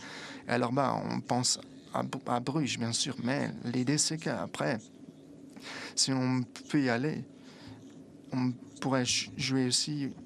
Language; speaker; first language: French; non-native, fluent; Italian